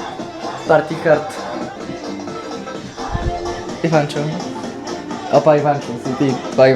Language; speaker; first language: Bulgarian; native; Bulgarian